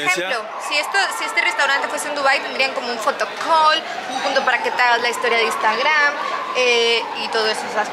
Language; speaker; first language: Spanish; native; Spanish